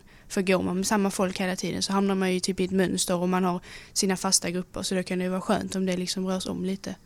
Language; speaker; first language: Swedish; native; Swedish